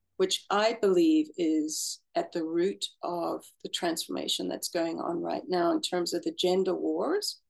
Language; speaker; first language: English; native; English